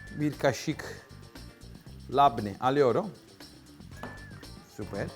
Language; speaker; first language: Turkish; non-native, learner; Italian